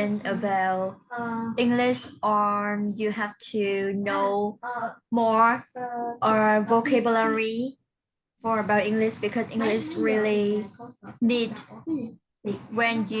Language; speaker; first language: English; non-native, learner; Vietnamese